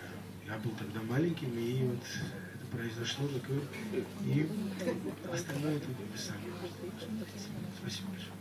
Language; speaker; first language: Russian; non-native, local second language; Georgian